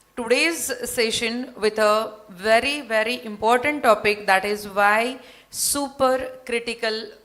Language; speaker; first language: English; non-native, local second language; Marathi